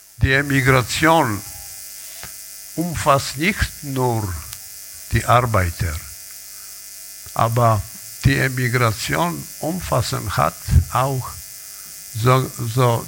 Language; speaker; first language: German; non-native, learner; Polish